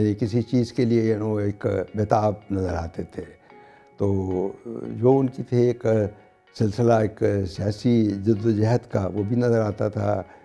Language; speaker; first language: Urdu; non-native, local second language; Punjabi